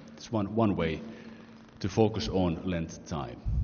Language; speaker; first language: English; non-native, fluent; Finnish